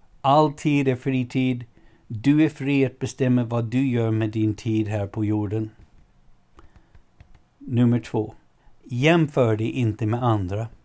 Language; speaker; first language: Swedish; non-native, fluent; English